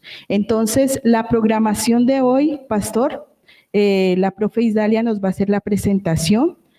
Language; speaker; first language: Spanish; native; Spanish